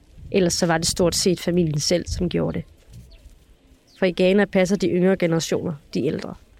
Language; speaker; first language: Danish; native; Danish